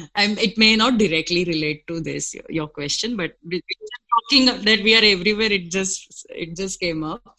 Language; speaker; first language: English; non-native, local second language; Gujarati